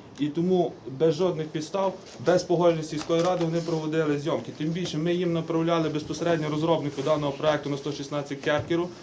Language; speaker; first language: Ukrainian; native; Ukrainian